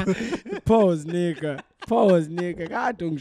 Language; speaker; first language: English; non-native, local second language; Zulu